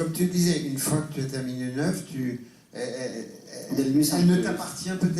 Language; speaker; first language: French; native; French